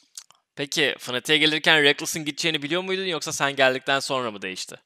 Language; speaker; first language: Turkish; native; Turkish